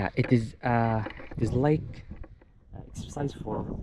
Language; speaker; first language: English; non-native, learner; Arabic